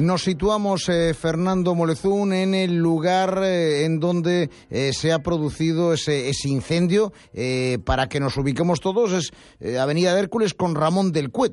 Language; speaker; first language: Spanish; native; Spanish